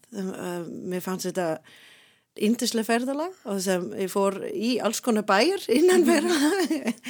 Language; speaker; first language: Icelandic; non-native, fluent; English